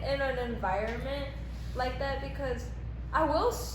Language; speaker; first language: English; native; English